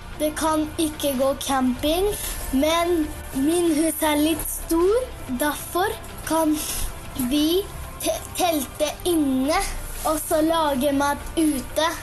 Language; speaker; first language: Norwegian; early bilingual, heritage; Japanese